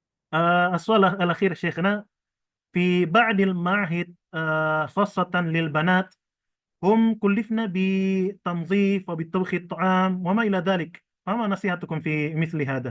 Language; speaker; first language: Arabic; non-native, fluent; Indonesian